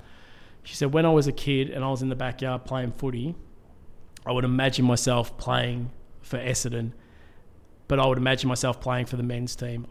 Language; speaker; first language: English; native; English